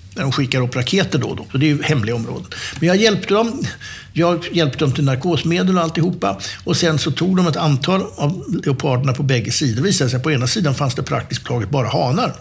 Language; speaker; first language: Swedish; native; Swedish